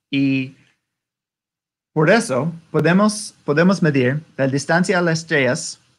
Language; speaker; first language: Spanish; non-native, learner; English